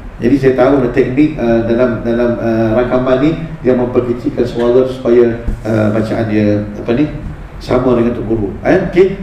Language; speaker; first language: Malay; early bilingual, heritage; Malay